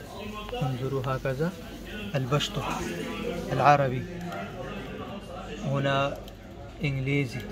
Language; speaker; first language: Arabic; non-native, fluent; Pashto